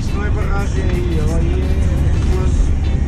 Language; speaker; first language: Portuguese; native; Portuguese